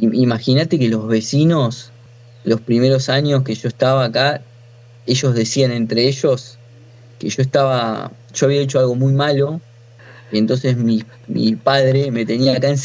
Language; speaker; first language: Spanish; native; Spanish